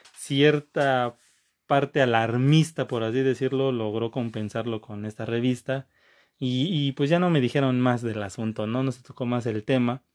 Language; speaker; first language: Spanish; native; Spanish